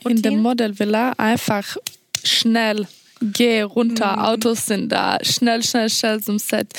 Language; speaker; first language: German; non-native, fluent; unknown